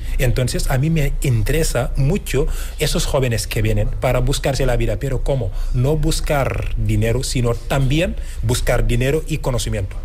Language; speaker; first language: Spanish; non-native, fluent; Wolof